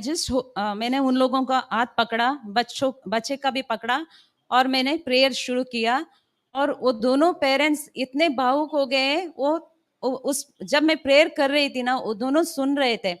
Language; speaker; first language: Hindi; non-native, local second language; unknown